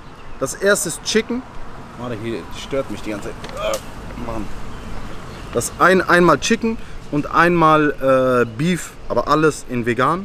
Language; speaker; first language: German; non-native, local second language; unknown